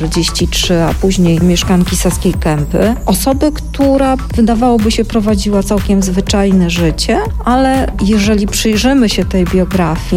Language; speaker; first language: Polish; native; Polish